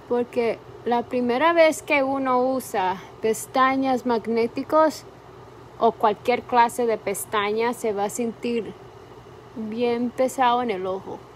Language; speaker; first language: Spanish; early bilingual, heritage; Spanish